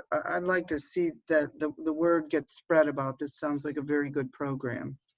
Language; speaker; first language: English; native; English